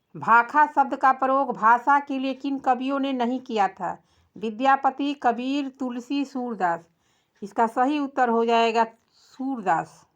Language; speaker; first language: Hindi; native; Hindi